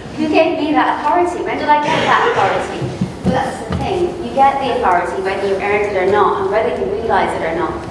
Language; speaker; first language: English; native; English